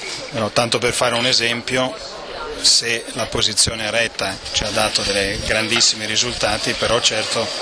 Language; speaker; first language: Italian; native; Italian